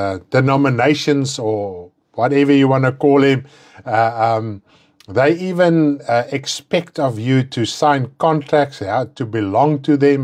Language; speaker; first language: English; non-native, local second language; Afrikaans